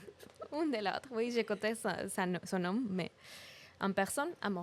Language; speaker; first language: French; non-native, learner; Spanish